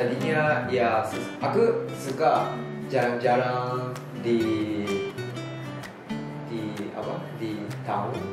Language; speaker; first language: Indonesian; non-native, learner; Japanese